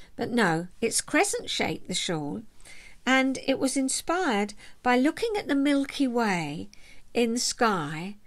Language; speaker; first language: English; native; English